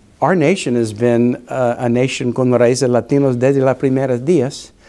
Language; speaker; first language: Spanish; non-native, fluent; English